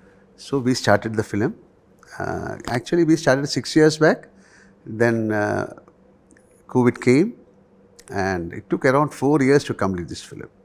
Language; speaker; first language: English; non-native, local second language; Malayalam